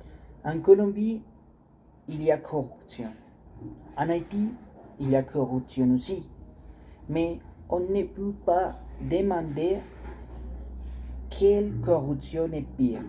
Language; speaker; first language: French; non-native, learner; Spanish